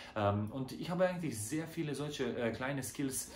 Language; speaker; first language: German; non-native, fluent; Croatian